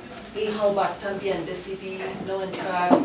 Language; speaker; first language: Spanish; non-native, fluent; English